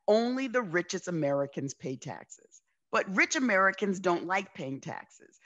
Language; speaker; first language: English; native; English